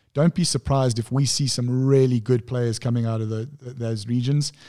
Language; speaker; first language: English; native; English